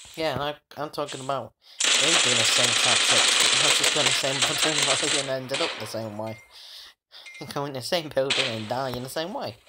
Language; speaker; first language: English; native; English